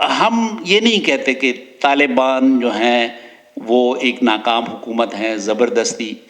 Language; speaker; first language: Urdu; non-native, local second language; Pashto